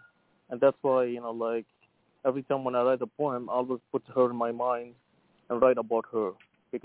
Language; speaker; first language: English; non-native, fluent; Arabic